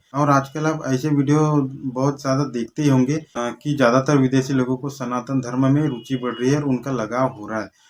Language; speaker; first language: Hindi; native; Hindi